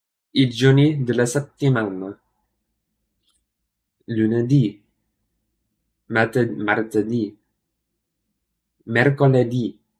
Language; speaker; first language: Italian; non-native, learner; English